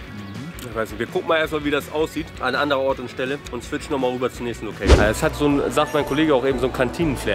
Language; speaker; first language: German; native; German